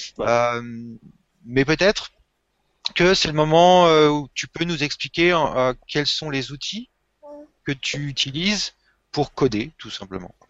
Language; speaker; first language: French; native; French